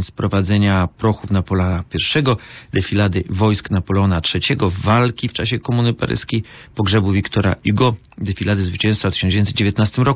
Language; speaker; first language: Polish; native; Polish